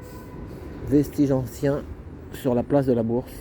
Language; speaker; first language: French; native; French